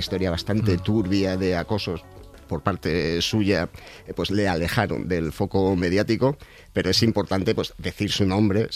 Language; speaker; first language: Spanish; native; Spanish